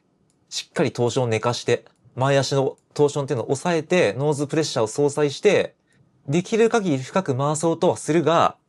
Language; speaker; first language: Japanese; native; Japanese